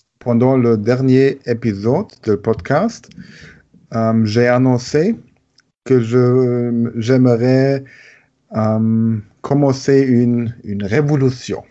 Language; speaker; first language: French; non-native, learner; German